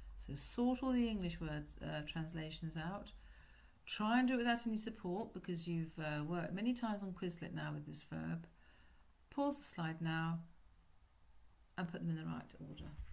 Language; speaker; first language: English; native; English